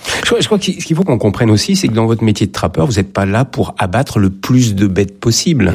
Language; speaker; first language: French; native; French